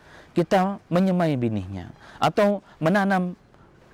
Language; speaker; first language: Indonesian; native; Indonesian